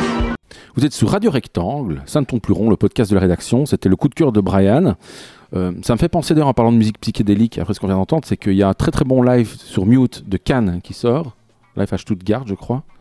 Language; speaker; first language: French; native; French